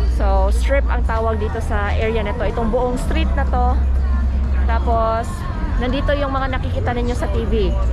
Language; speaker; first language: Filipino; non-native, local second language; Iloko